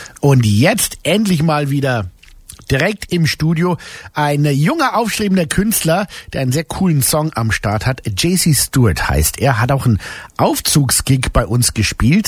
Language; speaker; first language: German; native; German